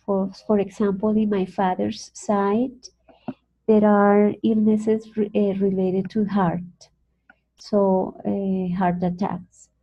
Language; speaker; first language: English; non-native, fluent; Spanish